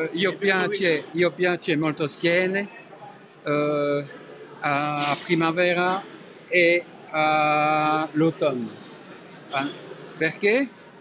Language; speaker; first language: Italian; non-native, learner; French